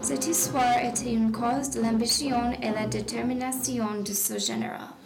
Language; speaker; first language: French; non-native, learner; English